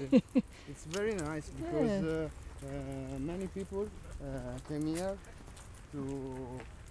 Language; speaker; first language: English; non-native, learner; Italian